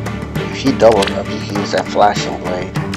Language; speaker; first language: English; native; English